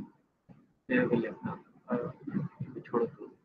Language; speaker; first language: Hindi; native; Hindi